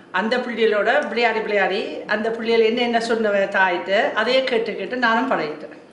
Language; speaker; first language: Tamil; non-native, fluent; German